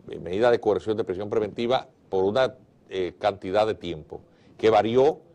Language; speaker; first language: Spanish; native; Spanish